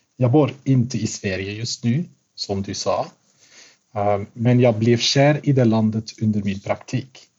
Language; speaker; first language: Swedish; non-native, fluent; Dutch